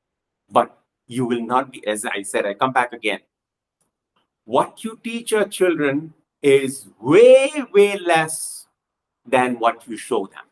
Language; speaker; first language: English; non-native, local second language; Punjabi